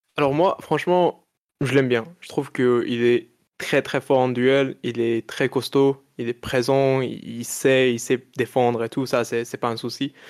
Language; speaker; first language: French; non-native, local second language; Arabic